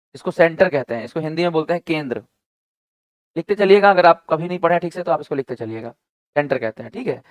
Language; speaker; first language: Hindi; native; Hindi